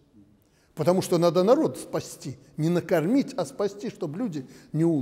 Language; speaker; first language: Russian; native; Russian